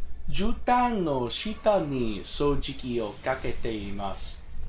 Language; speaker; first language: Japanese; non-native, learner; English